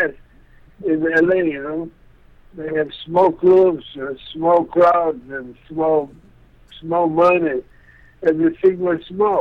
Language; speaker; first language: English; non-native, fluent; Portuguese